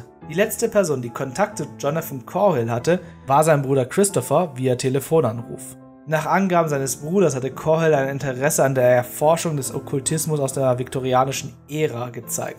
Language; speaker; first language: German; native; German